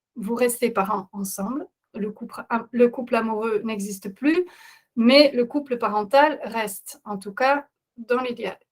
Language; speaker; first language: French; non-native, fluent; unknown